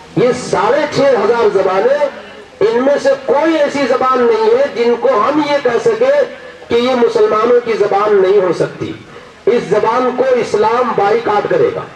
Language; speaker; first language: Urdu; native; Urdu